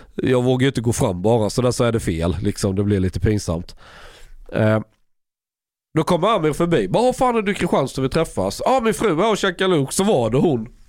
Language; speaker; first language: Swedish; native; Swedish